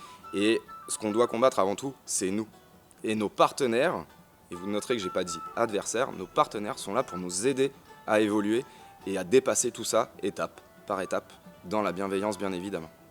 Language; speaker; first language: French; native; French